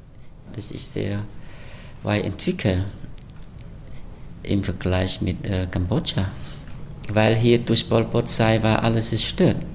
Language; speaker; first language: German; non-native, fluent; Khmer